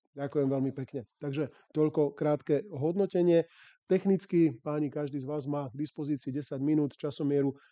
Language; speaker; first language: Slovak; native; Slovak